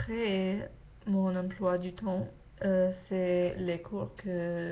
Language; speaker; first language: French; non-native, learner; English